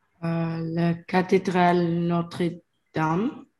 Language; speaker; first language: French; non-native, learner; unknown